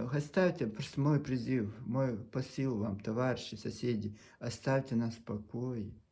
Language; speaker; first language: Russian; non-native, local second language; Chechen